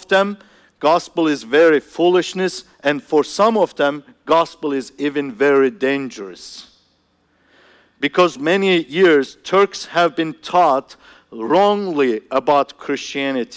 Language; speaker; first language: English; non-native, fluent; Turkish